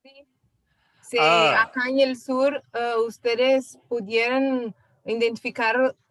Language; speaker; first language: Spanish; non-native, learner; Portuguese